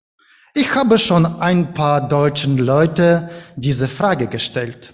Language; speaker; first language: German; non-native, learner; Ukrainian